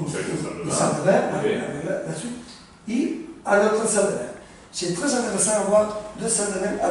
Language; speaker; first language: French; non-native, learner; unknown